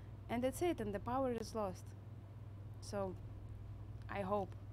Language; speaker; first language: English; non-native, fluent; Russian